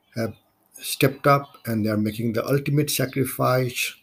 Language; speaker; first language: English; non-native, local second language; Maithili